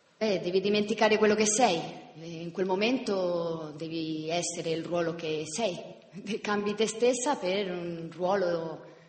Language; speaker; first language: Italian; non-native, fluent; Spanish